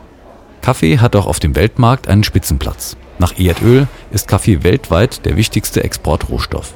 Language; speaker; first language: German; native; German